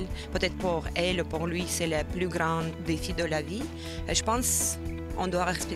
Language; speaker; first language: French; non-native, fluent; Russian